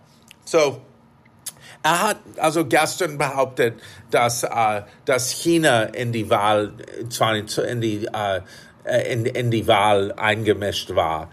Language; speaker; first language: German; non-native, fluent; English